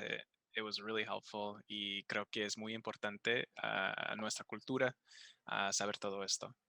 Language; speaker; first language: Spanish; early bilingual, heritage; Spanish